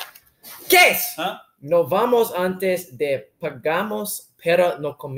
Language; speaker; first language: Spanish; non-native, learner; English